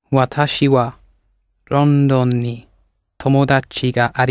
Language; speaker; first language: Japanese; non-native, learner; English